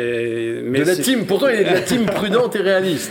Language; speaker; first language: French; native; French